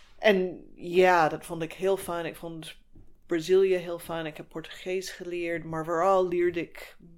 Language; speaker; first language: Dutch; non-native, fluent; English